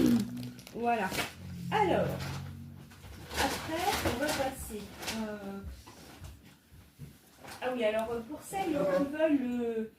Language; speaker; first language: French; native; French